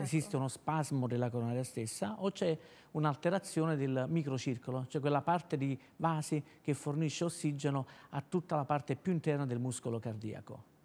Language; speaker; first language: Italian; native; Italian